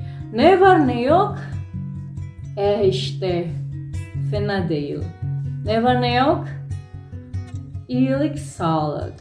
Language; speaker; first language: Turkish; non-native, fluent; Indonesian